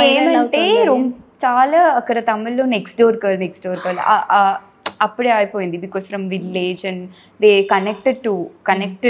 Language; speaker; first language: Telugu; non-native, learner; Tamil